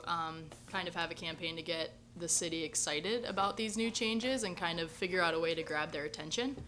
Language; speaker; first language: English; native; English